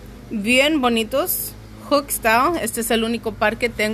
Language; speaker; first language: Spanish; early bilingual, heritage; Spanish